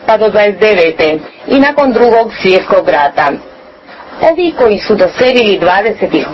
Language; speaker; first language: Croatian; early bilingual, heritage; Croatian